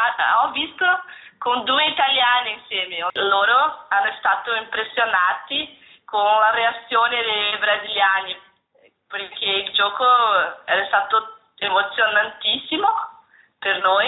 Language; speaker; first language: Italian; non-native, learner; Portuguese